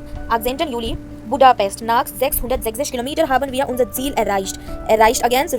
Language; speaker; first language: German; non-native, fluent; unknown